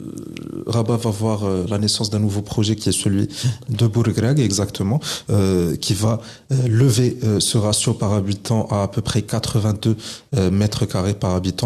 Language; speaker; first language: French; non-native, local second language; Arabic